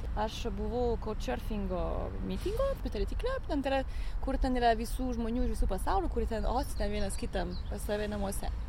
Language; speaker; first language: Lithuanian; non-native, fluent; French